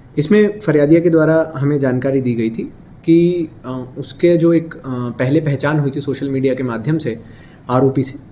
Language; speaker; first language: Hindi; native; Hindi